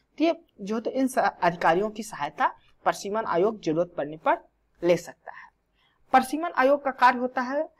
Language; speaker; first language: Hindi; native; Hindi